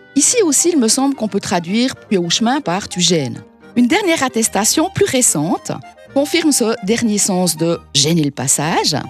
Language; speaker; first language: French; native; French